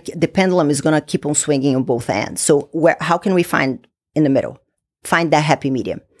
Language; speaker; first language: English; non-native, fluent; Portuguese